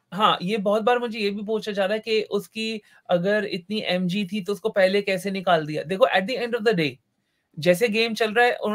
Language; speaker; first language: Hindi; native; Hindi